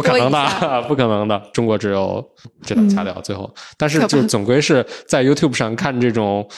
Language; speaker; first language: Chinese; native; Chinese